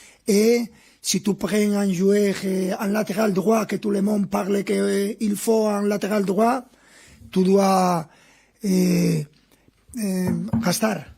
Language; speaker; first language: French; non-native, fluent; Spanish